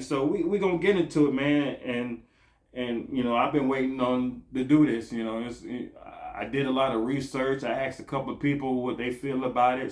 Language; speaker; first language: English; native; English